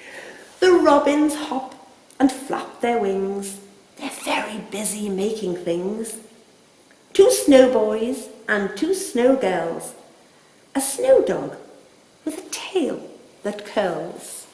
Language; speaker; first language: English; native; English